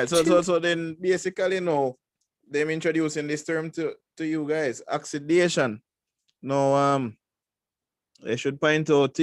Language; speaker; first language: English; native; English